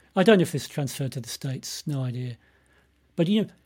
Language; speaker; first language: English; native; English